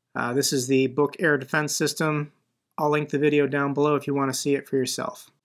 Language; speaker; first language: English; native; English